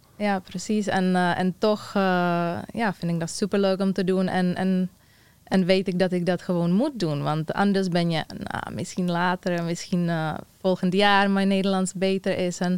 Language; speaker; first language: Dutch; non-native, learner; Czech